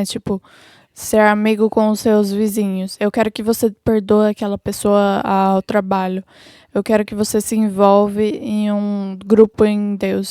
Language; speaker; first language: Portuguese; non-native, fluent; English